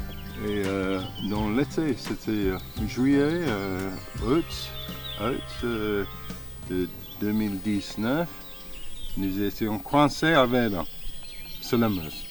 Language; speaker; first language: French; non-native, fluent; English